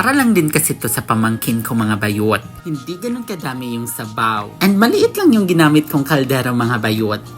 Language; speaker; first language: Filipino; non-native, local second language; Cebuano